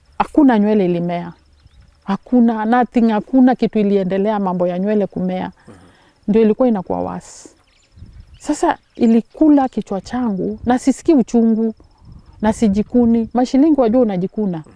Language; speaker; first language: Swahili; native; Swahili